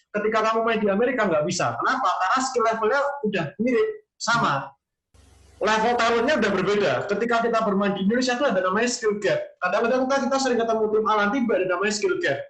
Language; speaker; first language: Indonesian; native; Indonesian